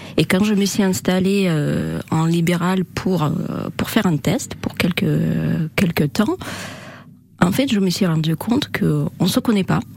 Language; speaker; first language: French; non-native, fluent; Russian